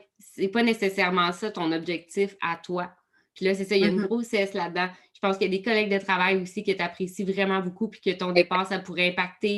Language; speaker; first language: French; native; French